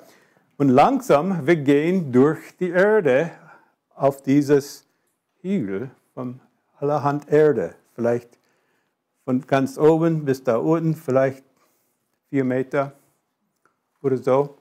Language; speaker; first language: German; non-native, fluent; English